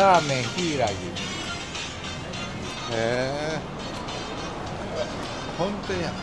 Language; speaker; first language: Japanese; native; Japanese